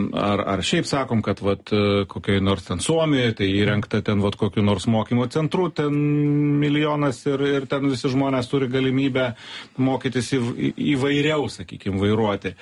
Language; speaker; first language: Lithuanian; native; Lithuanian